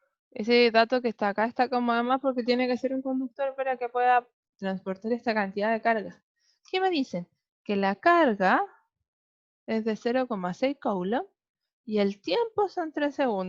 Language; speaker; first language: Spanish; native; Spanish